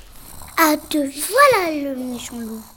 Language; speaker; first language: French; non-native, learner; Spanish